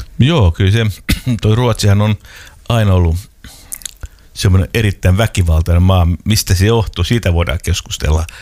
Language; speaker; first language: Finnish; native; Finnish